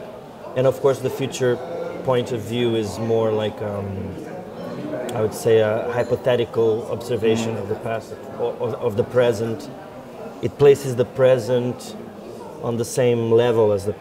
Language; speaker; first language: English; non-native, fluent; Portuguese